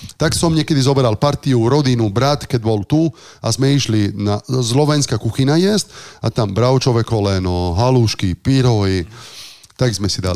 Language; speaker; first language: Slovak; non-native, fluent; Italian